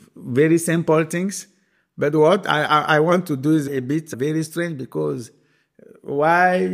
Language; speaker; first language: English; non-native, fluent; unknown